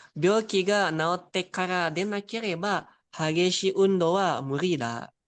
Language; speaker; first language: Japanese; non-native, fluent; Indonesian